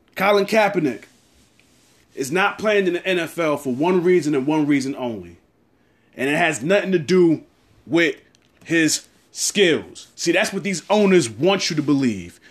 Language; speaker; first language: English; native; English